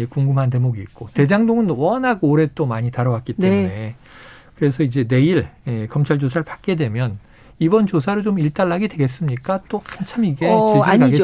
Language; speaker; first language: Korean; native; Korean